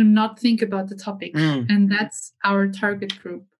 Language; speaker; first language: English; non-native, fluent; German